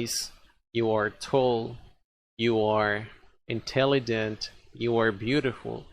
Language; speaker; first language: English; non-native, fluent; Spanish